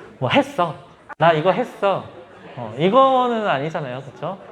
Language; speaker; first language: Korean; native; Korean